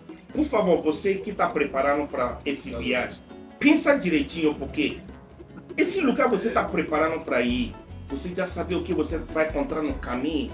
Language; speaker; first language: Portuguese; non-native, fluent; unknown